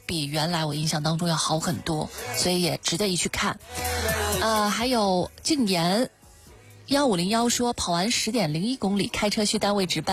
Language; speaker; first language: Chinese; native; Chinese